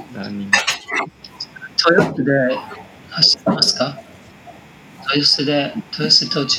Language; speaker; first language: Japanese; non-native, learner; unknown